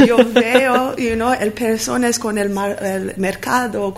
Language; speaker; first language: Spanish; non-native, learner; Armenian